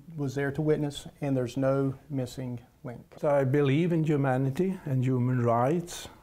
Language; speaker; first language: English; native; English